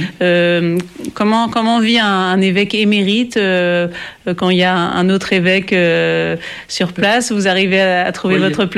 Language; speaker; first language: French; native; French